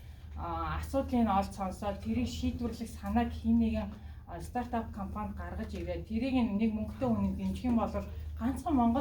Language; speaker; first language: Mongolian; native; Mongolian